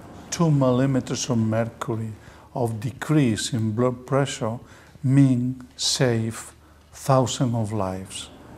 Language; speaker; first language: English; non-native, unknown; Spanish